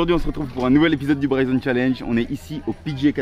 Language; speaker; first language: French; native; French